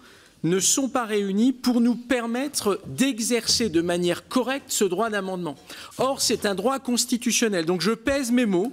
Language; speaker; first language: French; native; French